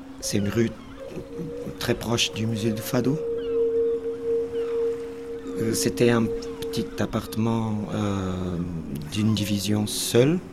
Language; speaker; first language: French; non-native, fluent; Portuguese